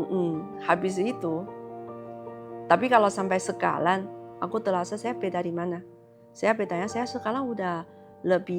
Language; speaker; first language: Indonesian; non-native, learner; Chinese